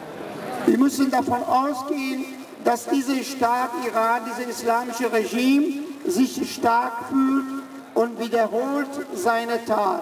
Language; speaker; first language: German; early bilingual, other home language; Persian